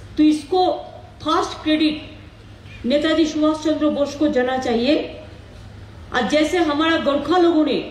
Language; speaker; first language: Hindi; non-native, local second language; Bangla